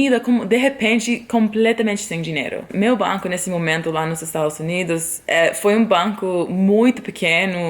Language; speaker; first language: Portuguese; non-native, fluent; English